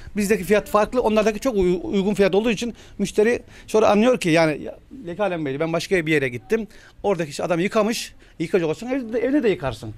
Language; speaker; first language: Turkish; native; Turkish